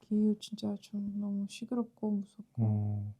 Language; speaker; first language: Korean; non-native, fluent; Ukrainian